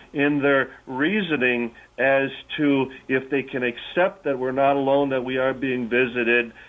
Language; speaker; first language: English; native; English